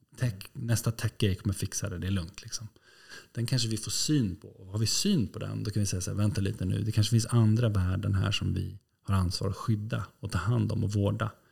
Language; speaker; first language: Swedish; native; Swedish